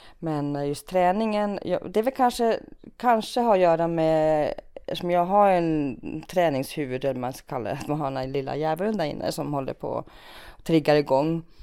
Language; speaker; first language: Swedish; early bilingual, other home language; Finnish